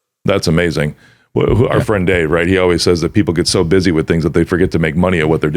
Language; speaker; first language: English; native; English